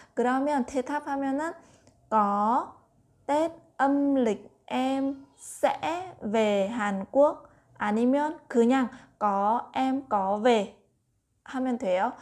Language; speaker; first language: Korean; non-native, learner; Vietnamese